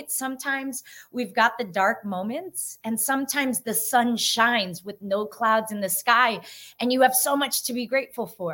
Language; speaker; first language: English; native; English